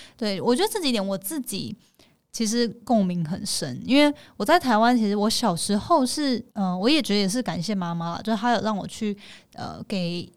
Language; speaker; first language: Chinese; native; Chinese